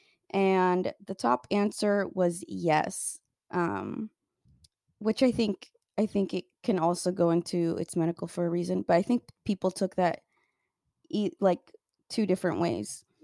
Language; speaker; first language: English; early bilingual, other home language; Spanish